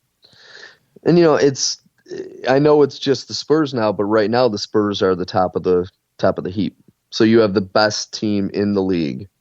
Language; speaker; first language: English; native; English